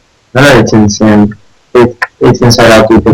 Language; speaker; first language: Basque; non-native, local second language; Spanish